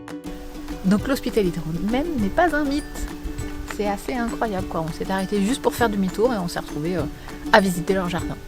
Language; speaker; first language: French; native; French